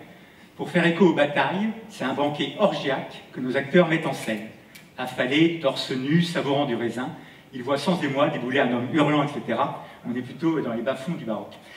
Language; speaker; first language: French; native; French